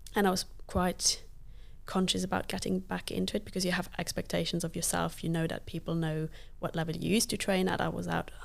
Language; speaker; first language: English; non-native, fluent; Luxembourgish